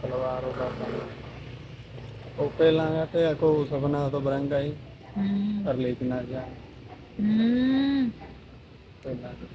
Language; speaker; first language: Filipino; non-native, learner; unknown